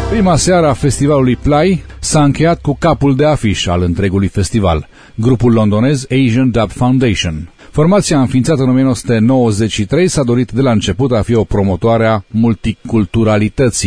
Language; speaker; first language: Romanian; native; Romanian